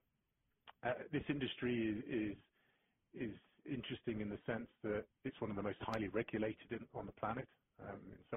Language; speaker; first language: English; native; English